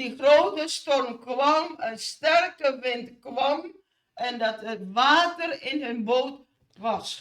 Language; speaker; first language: Dutch; non-native, fluent; Indonesian